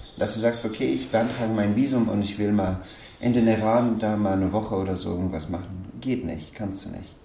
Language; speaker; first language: German; non-native, fluent; Persian